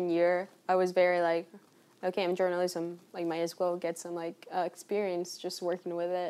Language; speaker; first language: English; non-native, fluent; Spanish